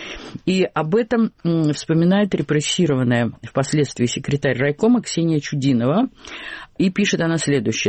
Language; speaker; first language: Russian; native; Russian